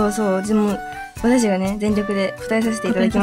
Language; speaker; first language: Japanese; native; Japanese